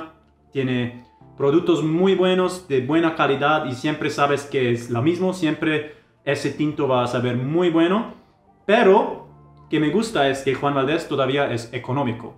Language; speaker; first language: Spanish; non-native, fluent; German